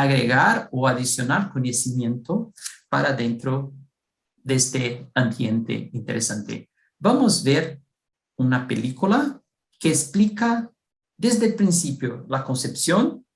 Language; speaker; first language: Spanish; non-native, fluent; Portuguese